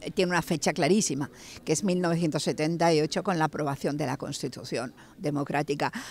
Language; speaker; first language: Spanish; native; Spanish